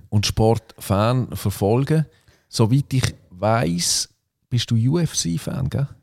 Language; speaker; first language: German; native; German